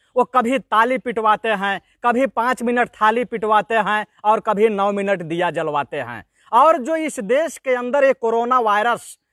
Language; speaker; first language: Hindi; native; Hindi